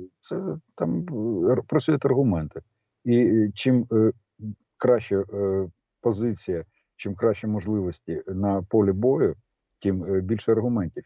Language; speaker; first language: Ukrainian; native; Ukrainian